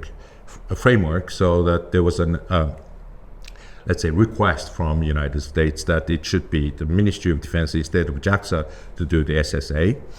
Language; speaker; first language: English; non-native, fluent; Japanese